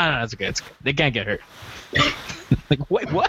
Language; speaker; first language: English; native; English